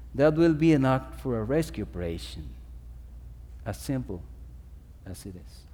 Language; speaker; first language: English; non-native, fluent; Spanish